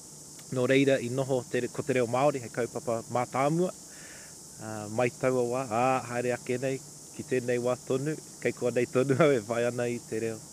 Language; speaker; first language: Māori; non-native, local second language; English